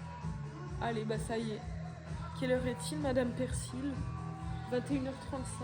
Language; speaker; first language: French; native; French